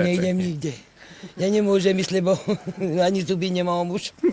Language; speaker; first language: Slovak; non-native, local second language; Hungarian